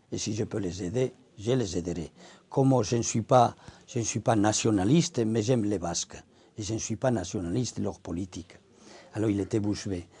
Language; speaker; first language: French; non-native, fluent; Spanish